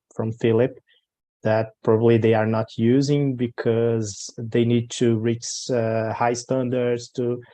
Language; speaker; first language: English; non-native, learner; Portuguese